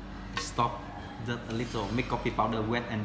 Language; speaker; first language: English; non-native, learner; Vietnamese